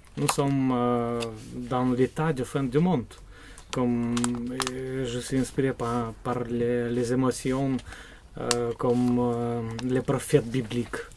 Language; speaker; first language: French; non-native, learner; Russian